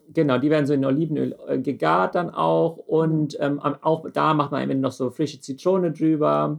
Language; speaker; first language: German; native; German